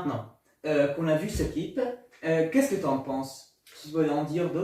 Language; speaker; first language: French; non-native, learner; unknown